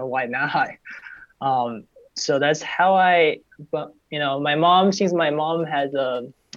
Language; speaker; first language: English; non-native, fluent; Chinese